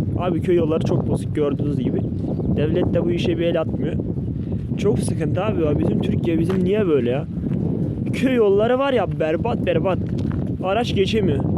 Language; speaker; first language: Turkish; non-native, local second language; Kurdish